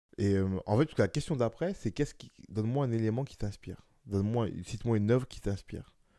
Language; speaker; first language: French; native; French